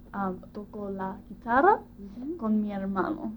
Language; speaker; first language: Spanish; non-native, learner; English